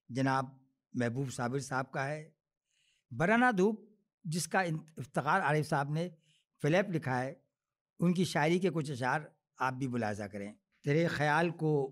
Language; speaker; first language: Urdu; native; Urdu